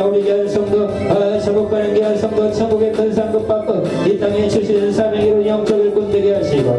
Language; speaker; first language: Korean; native; Korean